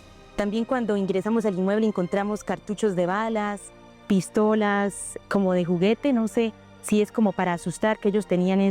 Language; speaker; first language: Spanish; native; Spanish